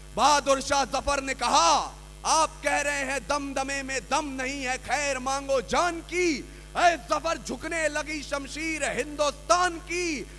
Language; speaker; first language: Hindi; native; Hindi